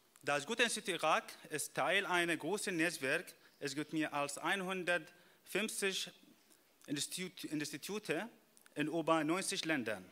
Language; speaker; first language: German; non-native, fluent; Arabic